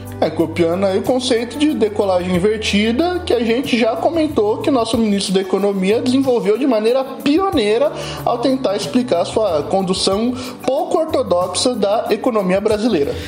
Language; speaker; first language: Portuguese; native; Portuguese